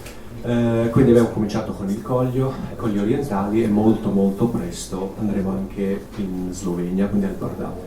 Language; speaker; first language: Italian; native; Italian